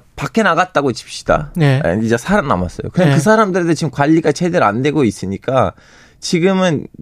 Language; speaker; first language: Korean; non-native, fluent; Turkish